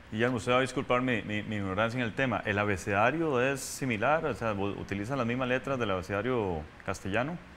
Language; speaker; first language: Spanish; native; Spanish